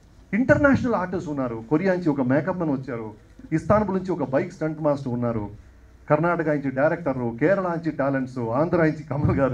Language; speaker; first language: Telugu; non-native, local second language; Kannada